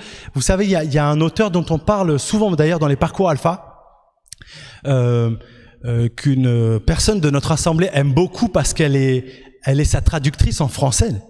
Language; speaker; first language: French; native; French